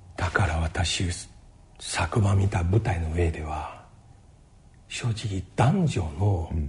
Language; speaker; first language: Japanese; non-native, fluent; Chinese